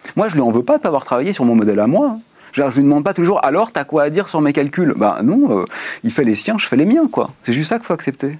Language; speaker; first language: French; native; French